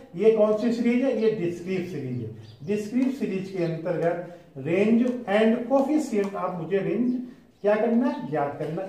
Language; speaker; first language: Hindi; native; Hindi